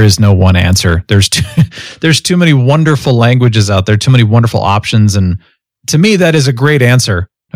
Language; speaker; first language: English; native; English